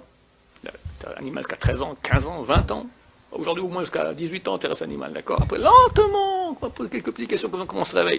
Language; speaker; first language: French; native; French